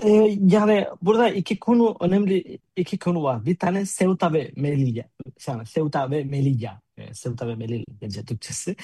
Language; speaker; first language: Turkish; non-native, fluent; Spanish